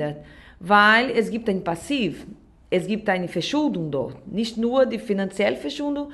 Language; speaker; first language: German; non-native, learner; Portuguese